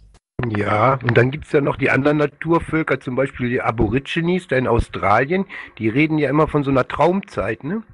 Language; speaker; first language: German; native; German